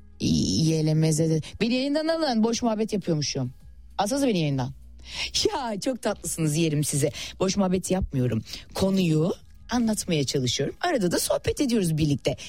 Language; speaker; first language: Turkish; native; Turkish